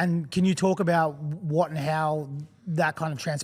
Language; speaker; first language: English; native; English